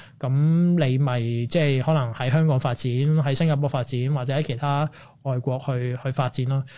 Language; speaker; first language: Cantonese; native; Cantonese